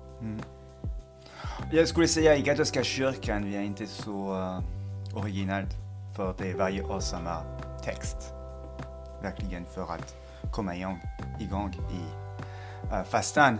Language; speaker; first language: Swedish; non-native, fluent; French